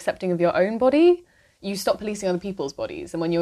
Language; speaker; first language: English; native; English